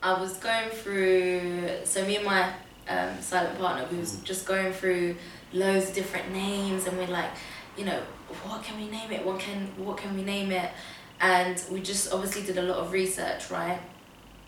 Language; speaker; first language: English; native; English